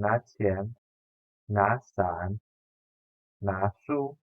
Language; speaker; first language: Chinese; non-native, fluent; Indonesian